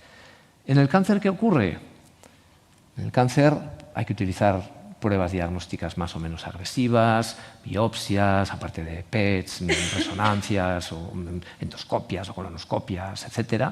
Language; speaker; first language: Spanish; native; Spanish